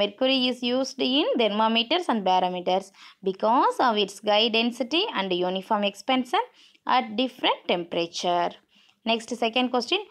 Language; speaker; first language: English; non-native, local second language; Tamil